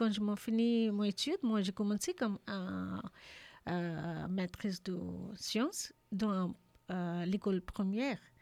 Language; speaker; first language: French; non-native, learner; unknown